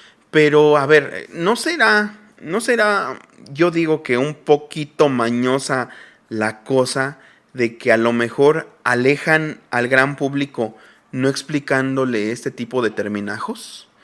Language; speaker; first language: Spanish; native; Spanish